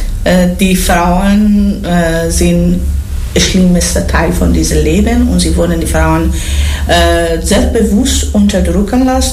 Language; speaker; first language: German; non-native, learner; Persian